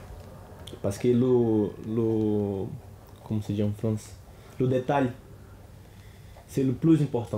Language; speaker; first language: French; non-native, learner; Portuguese